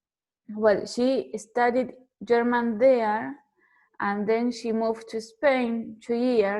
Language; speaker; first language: English; non-native, fluent; Spanish